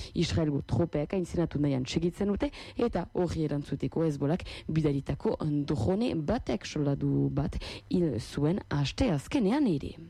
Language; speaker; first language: Basque; native; Basque